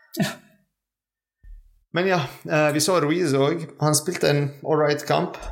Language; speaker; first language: Norwegian; non-native, fluent; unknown